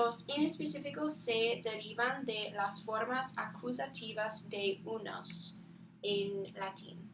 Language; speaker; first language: Spanish; non-native, learner; English